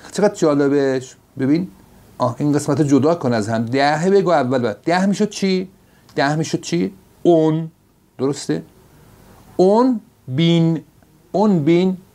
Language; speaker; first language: Persian; non-native, local second language; Azerbaijani